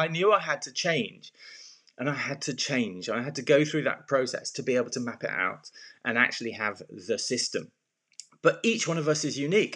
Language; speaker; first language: English; native; English